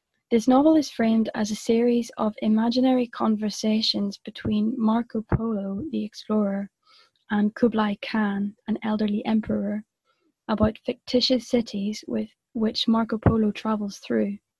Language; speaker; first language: English; native; English